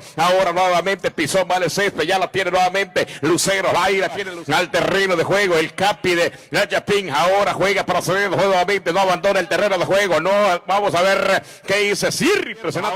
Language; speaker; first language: Spanish; native; Spanish